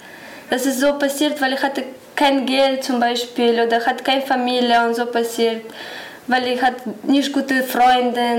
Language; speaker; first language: German; non-native, learner; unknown